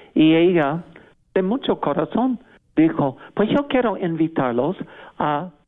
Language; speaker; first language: Spanish; non-native, fluent; English